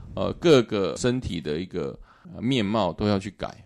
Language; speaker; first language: Chinese; native; Chinese